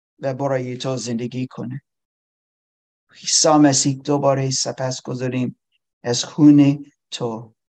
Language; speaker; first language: Persian; non-native, learner; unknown